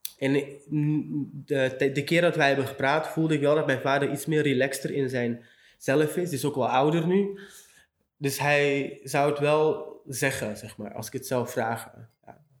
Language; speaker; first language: Dutch; early bilingual, other home language; Romany